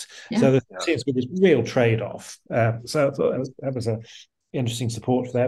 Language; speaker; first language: English; native; English